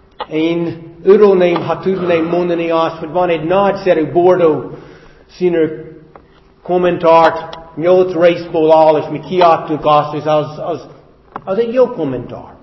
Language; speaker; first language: Hungarian; non-native, fluent; English